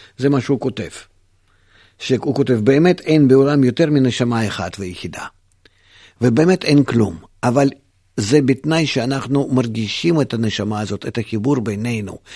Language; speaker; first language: Hebrew; non-native, fluent; Russian